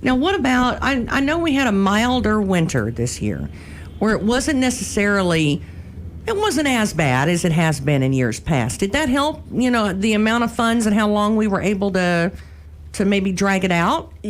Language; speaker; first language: English; native; English